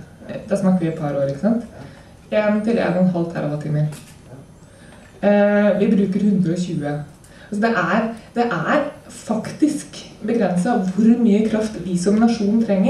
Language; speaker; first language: Norwegian; native; Norwegian